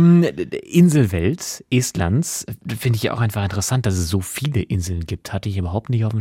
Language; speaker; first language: German; native; German